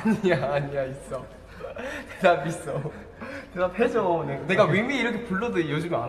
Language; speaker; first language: Korean; non-native, fluent; Japanese